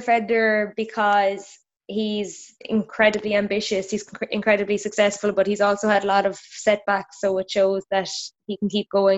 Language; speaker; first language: English; native; English